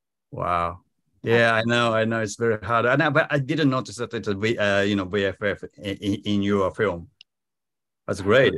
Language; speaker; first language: English; non-native, fluent; Japanese